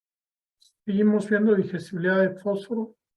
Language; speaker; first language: Spanish; native; Spanish